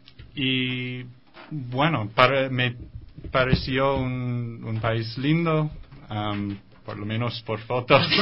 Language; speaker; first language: Spanish; non-native, fluent; English